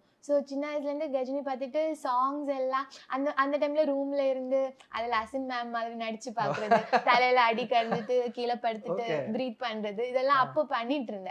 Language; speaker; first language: Tamil; non-native, local second language; Malayalam